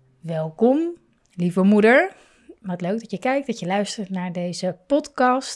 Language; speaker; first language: Dutch; native; Dutch